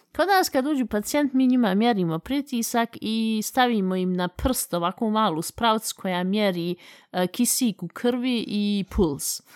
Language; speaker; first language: Bosnian; early bilingual, heritage; Bosnian